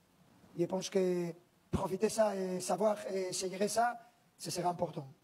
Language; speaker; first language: French; non-native, learner; Spanish